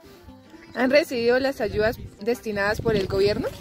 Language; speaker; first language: Spanish; native; Spanish